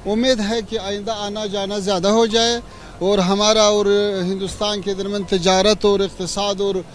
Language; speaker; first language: Hindi; non-native, fluent; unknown